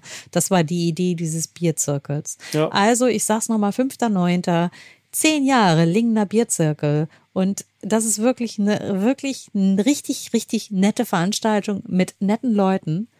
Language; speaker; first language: German; native; German